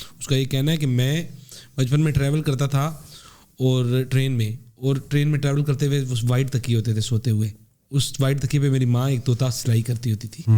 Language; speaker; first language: Urdu; native; Urdu